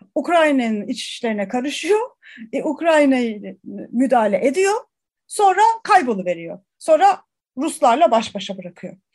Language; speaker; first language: Turkish; native; Turkish